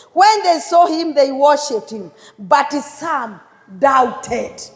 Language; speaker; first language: English; non-native, local second language; Swahili